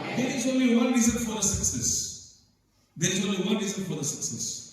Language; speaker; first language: English; non-native, local second language; Hindi